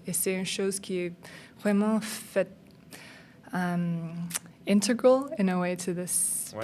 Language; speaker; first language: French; non-native, learner; English